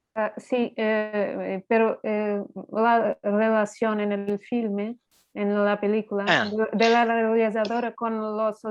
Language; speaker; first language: Spanish; non-native, learner; Portuguese